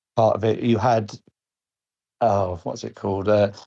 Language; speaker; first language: English; native; English